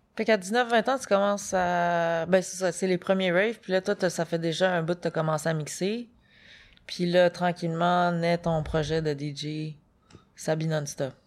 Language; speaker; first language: French; native; French